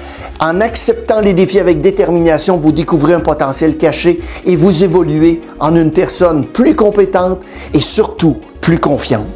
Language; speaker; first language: French; native; French